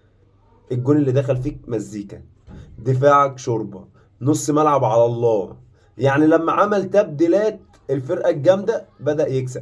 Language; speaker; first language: Arabic; native; Arabic